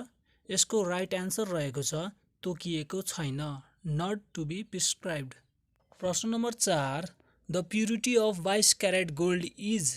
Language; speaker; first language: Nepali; native; Nepali